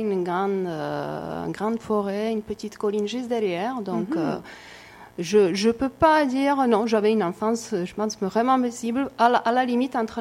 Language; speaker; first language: French; non-native, fluent; Czech